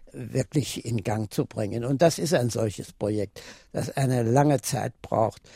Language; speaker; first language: German; native; German